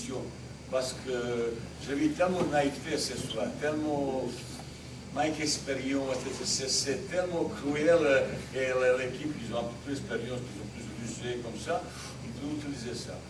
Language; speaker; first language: French; non-native, learner; Bosnian